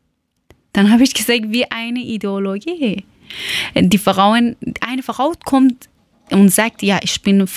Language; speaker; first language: German; non-native, learner; Persian